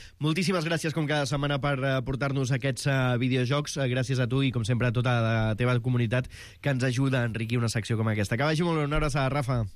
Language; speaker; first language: Catalan; native; Catalan